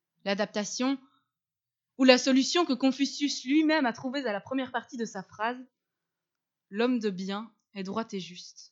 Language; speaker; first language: French; native; French